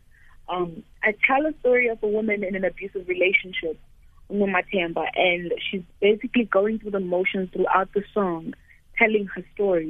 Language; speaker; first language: English; non-native, local second language; Xhosa